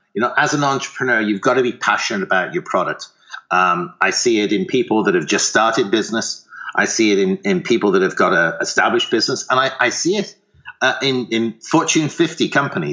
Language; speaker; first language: English; native; English